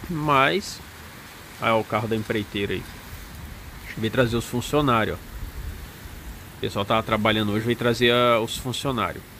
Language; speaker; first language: Portuguese; native; Portuguese